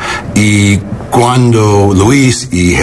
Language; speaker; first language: Spanish; early bilingual, heritage; English